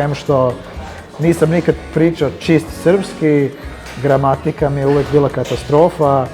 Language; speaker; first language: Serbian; early bilingual, heritage; Serbian